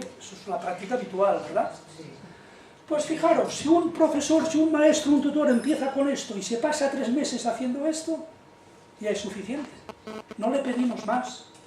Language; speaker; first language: Spanish; native; Spanish